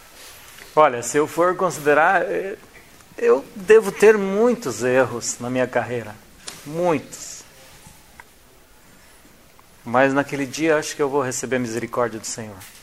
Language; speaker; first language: Portuguese; native; Portuguese